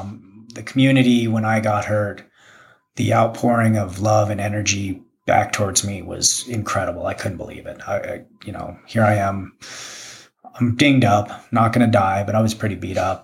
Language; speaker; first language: English; native; English